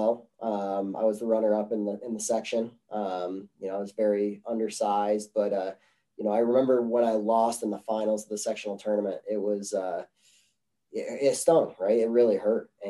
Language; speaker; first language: English; native; English